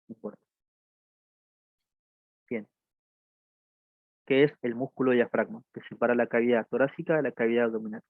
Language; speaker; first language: Spanish; native; Spanish